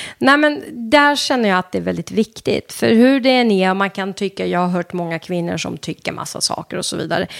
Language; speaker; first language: Swedish; non-native, fluent; Persian